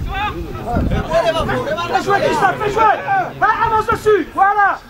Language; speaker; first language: French; native; French